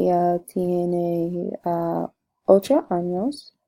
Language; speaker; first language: Spanish; non-native, learner; English